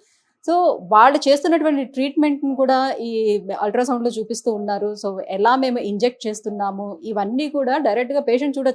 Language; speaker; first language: Telugu; native; Telugu